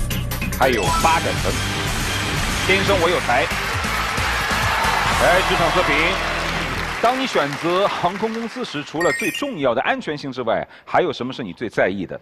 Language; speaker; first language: Chinese; native; Chinese